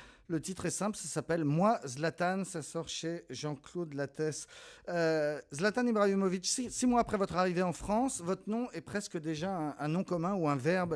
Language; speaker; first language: French; native; French